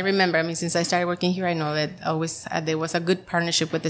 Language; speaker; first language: English; non-native, fluent; Spanish